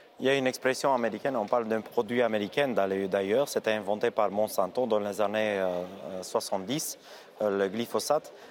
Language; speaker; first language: French; non-native, fluent; Romanian